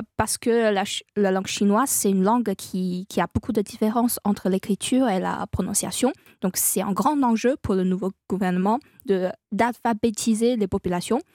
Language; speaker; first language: French; non-native, fluent; Chinese